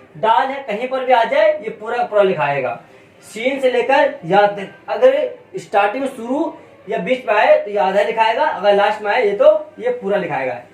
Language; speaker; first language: Hindi; native; Hindi